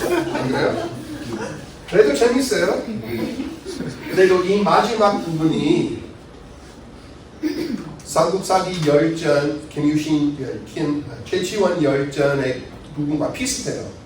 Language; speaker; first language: Korean; non-native, fluent; English